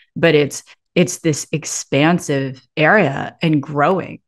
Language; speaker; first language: English; native; English